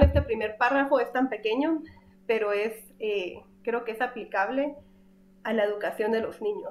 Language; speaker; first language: Spanish; native; Spanish